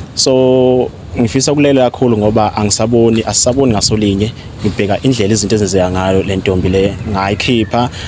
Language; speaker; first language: Zulu; native; Zulu